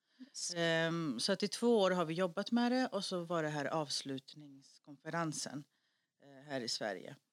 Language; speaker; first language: Swedish; early bilingual, other home language; Greek